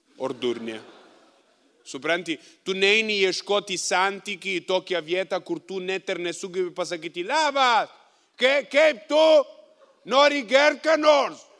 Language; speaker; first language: Lithuanian; non-native, fluent; Italian